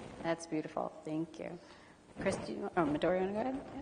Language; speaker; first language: English; native; English